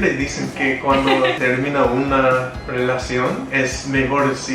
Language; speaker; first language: Spanish; non-native, fluent; English